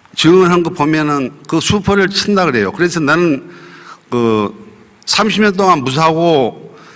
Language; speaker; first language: Korean; native; Korean